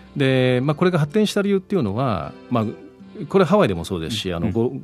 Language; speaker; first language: Japanese; native; Japanese